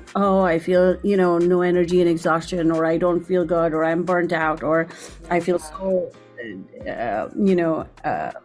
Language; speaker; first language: English; non-native, local second language; Gujarati